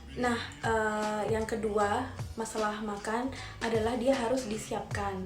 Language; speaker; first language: Indonesian; native; Indonesian